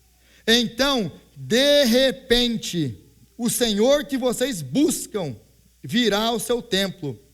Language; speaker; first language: Portuguese; native; Portuguese